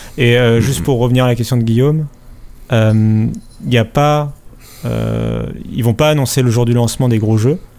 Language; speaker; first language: French; native; French